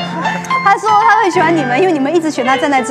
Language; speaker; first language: Chinese; native; Chinese